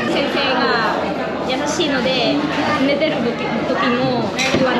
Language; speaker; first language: Japanese; non-native, learner; Vietnamese